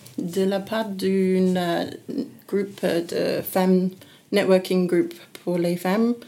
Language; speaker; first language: French; non-native, learner; English